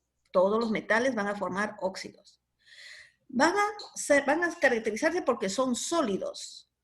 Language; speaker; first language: Spanish; native; Spanish